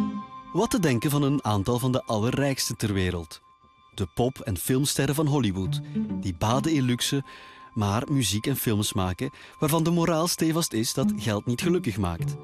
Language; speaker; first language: Dutch; native; Dutch